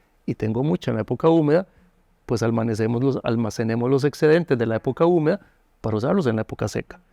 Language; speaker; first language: Spanish; native; Spanish